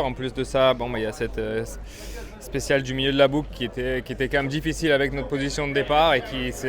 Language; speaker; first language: French; native; French